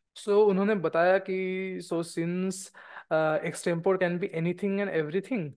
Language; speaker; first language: Hindi; non-native, local second language; Bangla